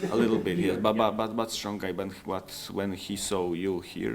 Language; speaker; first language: English; non-native, fluent; Polish